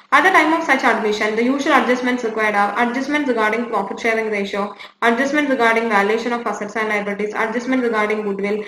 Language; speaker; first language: English; non-native, local second language; Malayalam